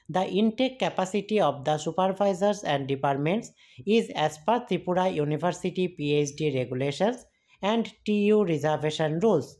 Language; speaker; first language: English; non-native, local second language; Bangla